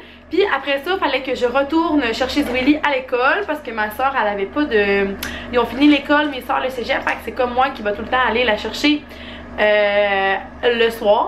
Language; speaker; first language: French; native; French